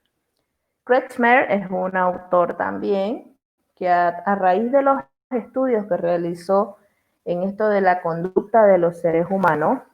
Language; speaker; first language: Spanish; native; Spanish